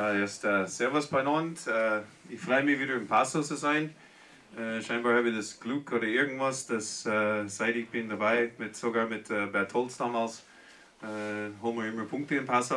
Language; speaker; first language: German; non-native, fluent; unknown